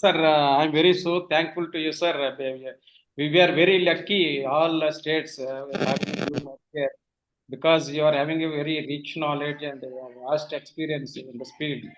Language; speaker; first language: English; non-native, local second language; Telugu